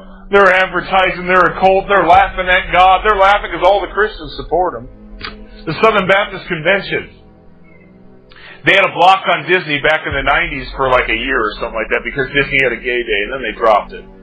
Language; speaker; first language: English; native; English